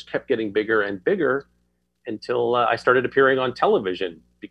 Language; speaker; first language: English; native; English